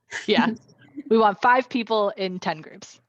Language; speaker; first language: English; native; English